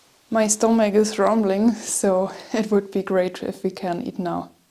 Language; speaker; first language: English; non-native, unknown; German